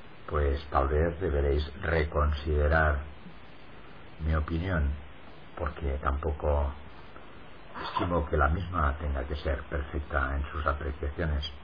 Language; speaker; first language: Spanish; native; Spanish